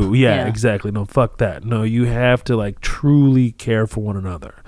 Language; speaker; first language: English; early bilingual, other home language; Arabic